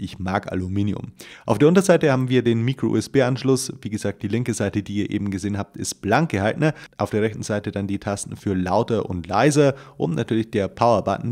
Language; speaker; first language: German; native; German